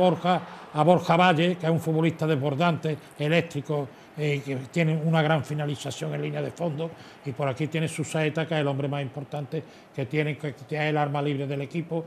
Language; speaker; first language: Spanish; native; Spanish